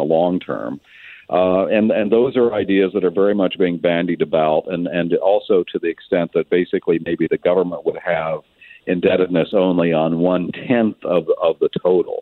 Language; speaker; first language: English; native; English